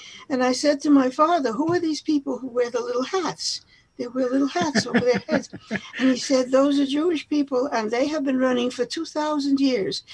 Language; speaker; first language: English; early bilingual, other home language; Spanish